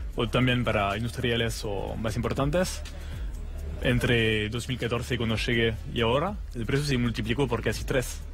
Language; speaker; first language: Spanish; non-native, fluent; French